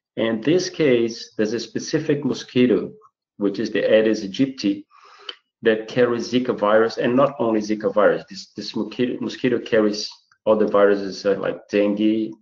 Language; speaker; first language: English; non-native, fluent; Portuguese